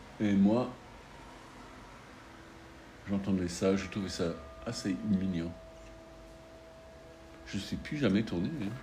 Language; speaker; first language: French; non-native, fluent; English